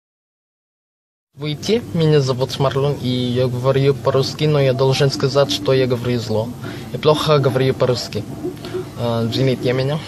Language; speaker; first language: Russian; non-native, learner; Filipino